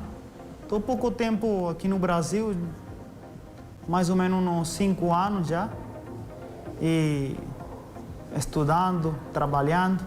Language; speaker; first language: Portuguese; non-native, learner; Spanish